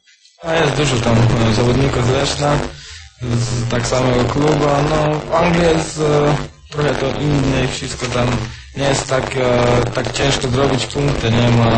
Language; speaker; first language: Polish; non-native, learner; Croatian